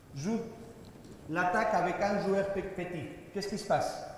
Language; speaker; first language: French; non-native, learner; Spanish